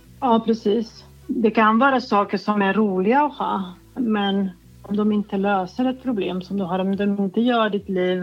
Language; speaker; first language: Swedish; non-native, fluent; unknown